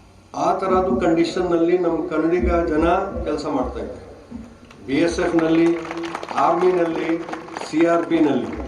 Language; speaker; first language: Kannada; non-native, fluent; Hindi